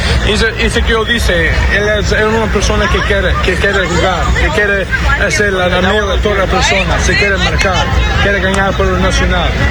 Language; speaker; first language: Spanish; non-native, learner; Portuguese